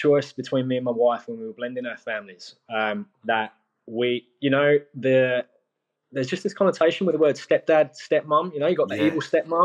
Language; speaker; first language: English; native; English